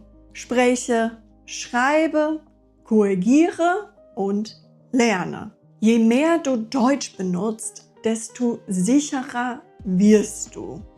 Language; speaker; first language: German; non-native, fluent; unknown